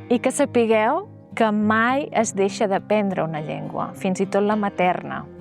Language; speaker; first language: Catalan; native; Catalan